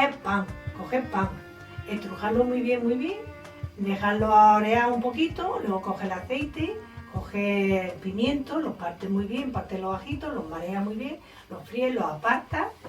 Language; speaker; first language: Spanish; native; Spanish